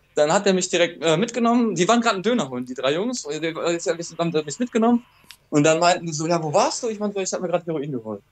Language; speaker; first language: German; native; German